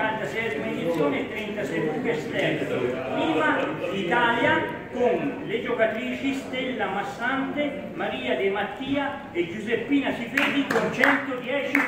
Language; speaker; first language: Italian; native; Italian